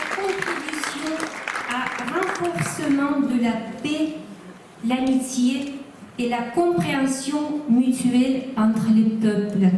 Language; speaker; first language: French; non-native, fluent; Russian